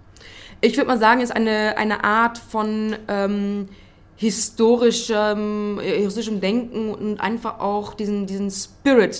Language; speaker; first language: German; native; German